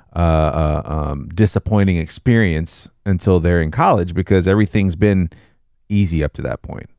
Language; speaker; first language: English; native; English